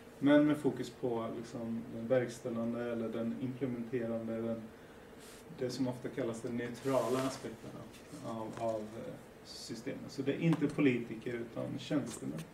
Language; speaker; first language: Swedish; early bilingual, other home language; Persian